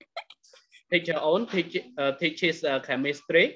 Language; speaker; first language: English; non-native, fluent; Khmer